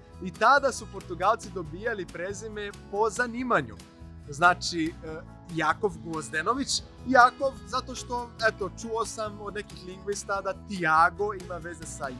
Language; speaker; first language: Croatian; non-native, fluent; Portuguese